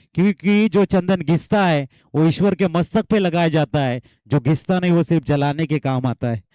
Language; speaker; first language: Hindi; non-native, local second language; Marathi